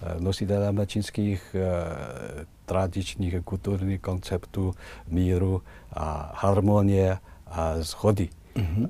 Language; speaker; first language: Czech; non-native, fluent; Chinese